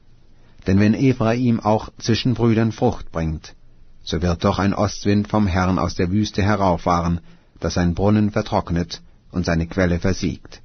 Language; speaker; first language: German; native; German